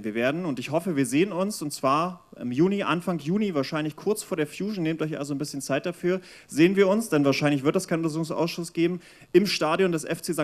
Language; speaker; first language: German; native; German